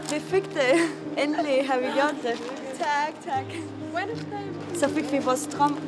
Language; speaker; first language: Danish; non-native, learner; Arabic